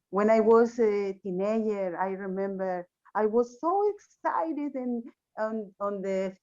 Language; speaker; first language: English; non-native, learner; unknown